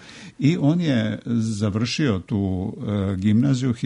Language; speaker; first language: Serbian; native; Serbian